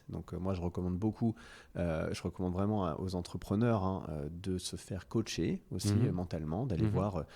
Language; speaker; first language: French; native; French